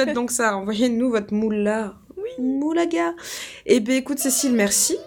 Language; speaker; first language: French; native; French